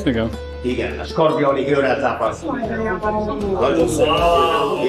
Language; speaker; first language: Hungarian; non-native, learner; Arabic